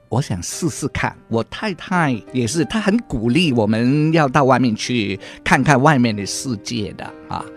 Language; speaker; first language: Chinese; non-native, local second language; Cantonese